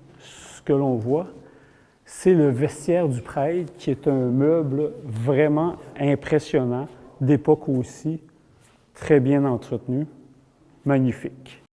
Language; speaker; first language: French; native; French